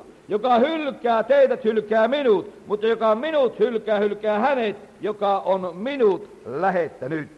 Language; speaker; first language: Finnish; native; Finnish